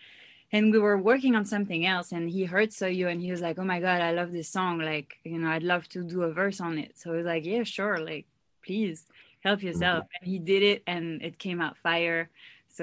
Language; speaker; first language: English; non-native, fluent; French